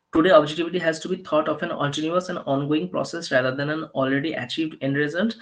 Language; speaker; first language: English; non-native, local second language; Bangla